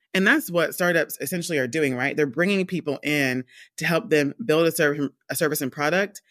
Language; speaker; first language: English; native; English